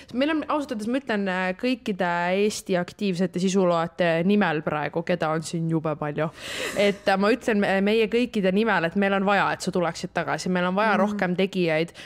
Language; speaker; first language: Estonian; native; Estonian